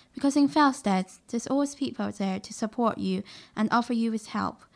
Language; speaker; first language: English; non-native, fluent; Russian